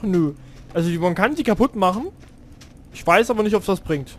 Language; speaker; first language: German; native; German